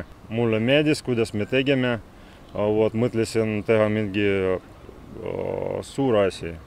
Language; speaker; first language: Estonian; non-native, local second language; Russian